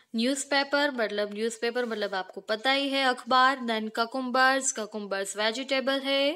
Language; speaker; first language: Hindi; non-native, local second language; Gujarati